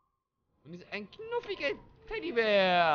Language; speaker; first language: German; native; German